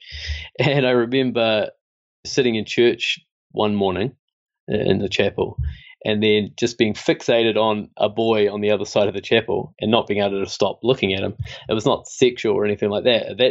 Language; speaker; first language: English; native; English